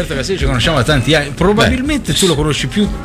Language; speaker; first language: Italian; native; Italian